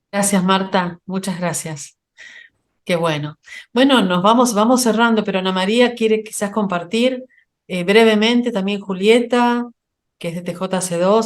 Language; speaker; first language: Spanish; native; Spanish